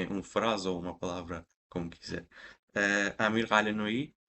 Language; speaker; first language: Portuguese; non-native, fluent; Persian